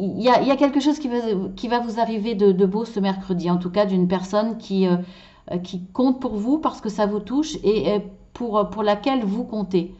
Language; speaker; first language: French; native; French